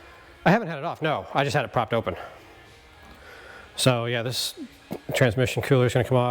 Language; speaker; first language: English; native; English